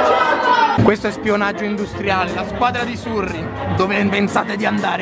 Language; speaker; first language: Italian; native; Italian